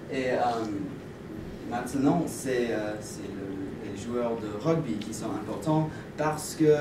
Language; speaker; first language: French; non-native, learner; English